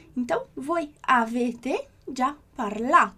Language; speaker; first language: Italian; non-native, fluent; Portuguese